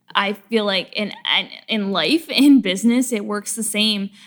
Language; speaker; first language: English; native; English